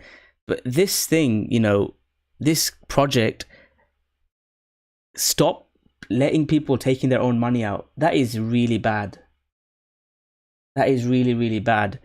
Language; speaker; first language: English; native; English